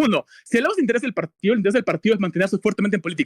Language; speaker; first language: Spanish; native; Spanish